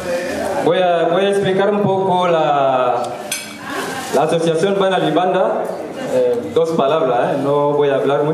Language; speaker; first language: Spanish; non-native, learner; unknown